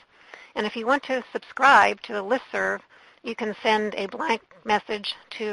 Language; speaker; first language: English; native; English